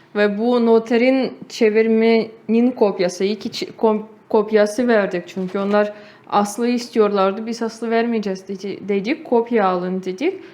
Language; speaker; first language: Turkish; non-native, fluent; Russian